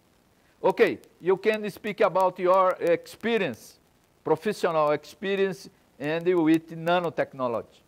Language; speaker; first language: English; non-native, learner; Portuguese